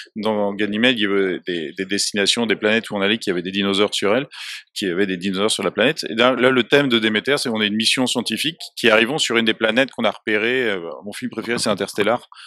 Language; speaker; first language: French; native; French